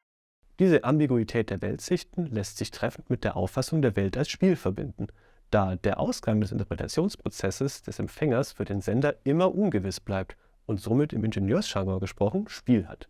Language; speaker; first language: German; native; German